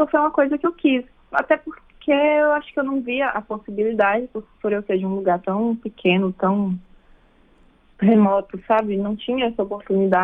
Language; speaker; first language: Portuguese; native; Portuguese